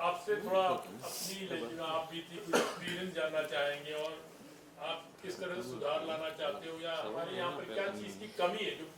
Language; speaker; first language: Hindi; native; Hindi